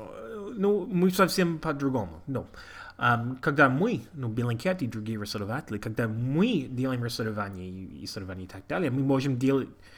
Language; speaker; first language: Russian; non-native, learner; English